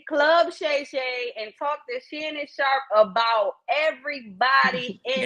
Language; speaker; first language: English; native; English